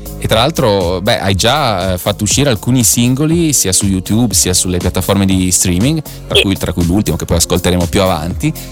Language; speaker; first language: Italian; native; Italian